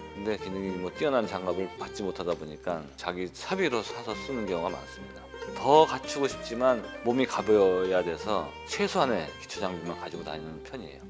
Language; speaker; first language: Korean; native; Korean